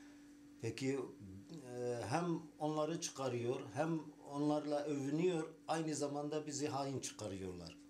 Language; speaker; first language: Turkish; non-native, local second language; Turoyo